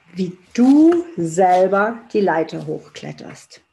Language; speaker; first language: German; native; German